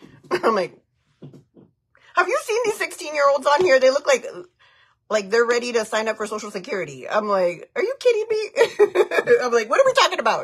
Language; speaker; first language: English; early bilingual, other home language; Spanish